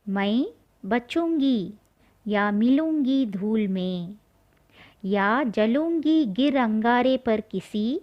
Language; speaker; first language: Hindi; non-native, local second language; Tamil